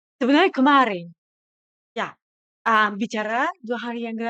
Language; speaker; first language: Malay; non-native, fluent; Japanese